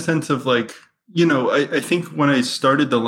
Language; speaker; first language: English; native; English